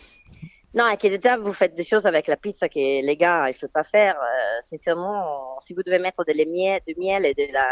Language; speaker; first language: French; non-native, fluent; Italian